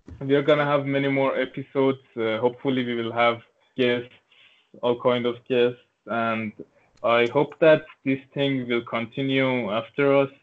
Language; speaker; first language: English; non-native, local second language; Turkish